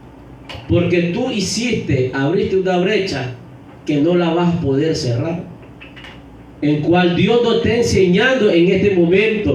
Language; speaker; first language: Spanish; native; Spanish